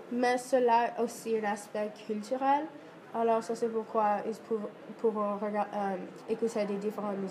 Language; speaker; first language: French; non-native, learner; English